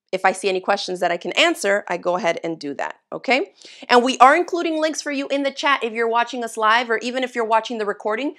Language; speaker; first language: English; native; English